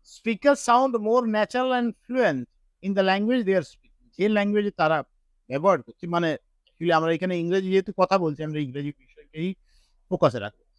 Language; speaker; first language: Bangla; native; Bangla